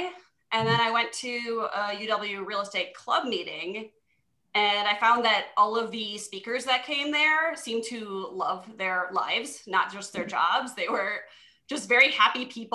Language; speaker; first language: English; native; English